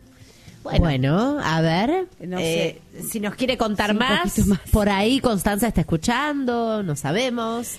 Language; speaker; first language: Spanish; native; Spanish